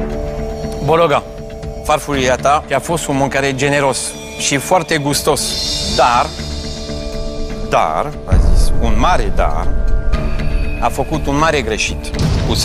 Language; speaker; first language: Romanian; non-native, fluent; French